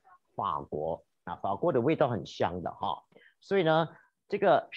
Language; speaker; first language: Chinese; native; Chinese